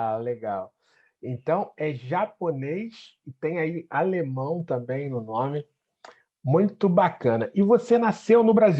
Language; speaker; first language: Portuguese; native; Portuguese